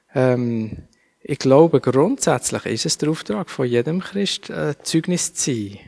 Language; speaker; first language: German; native; German